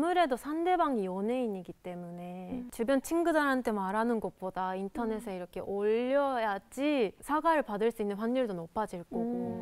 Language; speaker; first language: Korean; non-native, fluent; Japanese